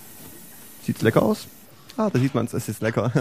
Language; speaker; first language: German; native; German